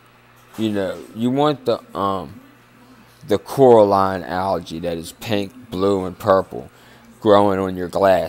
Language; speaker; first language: English; native; English